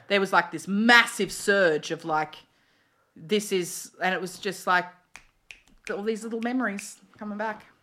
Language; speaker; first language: English; native; English